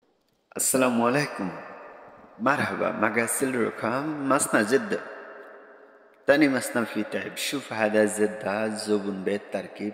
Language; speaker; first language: Arabic; non-native, learner; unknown